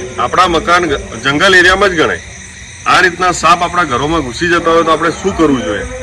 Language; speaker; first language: Gujarati; non-native, local second language; Bhili